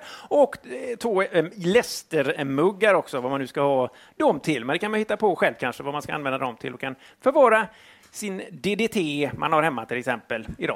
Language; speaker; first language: Swedish; native; Swedish